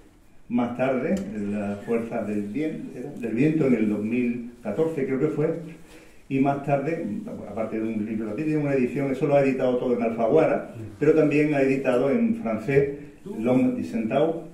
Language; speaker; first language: Spanish; native; Spanish